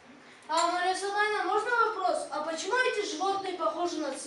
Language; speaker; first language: Russian; non-native, local second language; Kazakh